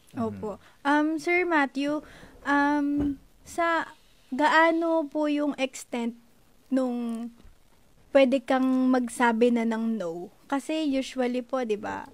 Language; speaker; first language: Filipino; native; Filipino